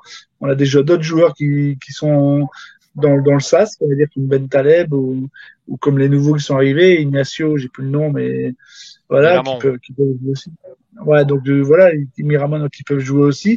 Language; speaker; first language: French; native; French